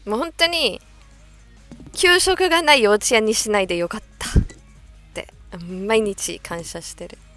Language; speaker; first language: Japanese; non-native, fluent; English